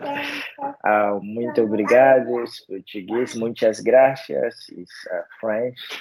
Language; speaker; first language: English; non-native, fluent; Portuguese